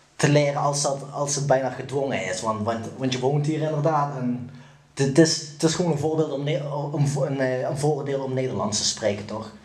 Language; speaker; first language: Dutch; native; Dutch